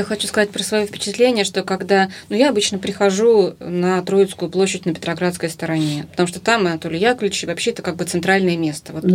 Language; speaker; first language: Russian; native; Russian